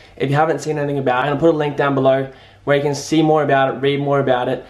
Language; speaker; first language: English; native; English